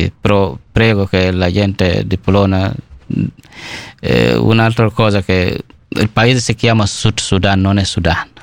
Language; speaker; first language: Italian; non-native, learner; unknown